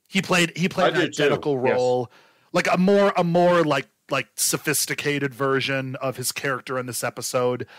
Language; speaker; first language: English; native; English